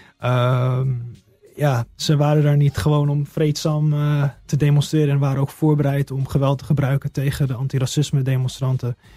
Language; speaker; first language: Dutch; early bilingual, heritage; Dutch